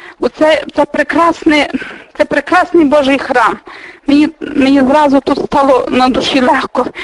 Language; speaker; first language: Ukrainian; native; Ukrainian